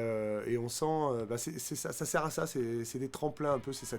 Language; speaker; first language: French; native; French